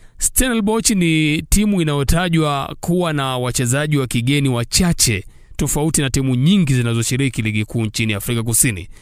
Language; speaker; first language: Swahili; native; Swahili